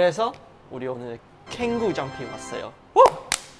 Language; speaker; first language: Korean; non-native, fluent; Chinese